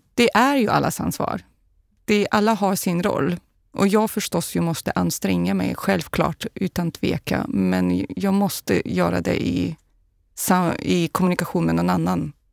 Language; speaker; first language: Swedish; non-native, fluent; Russian